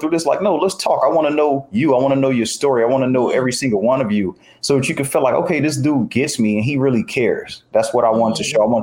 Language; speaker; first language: English; native; English